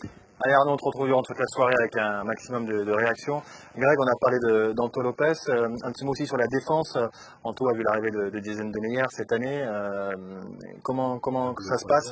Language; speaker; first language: French; native; French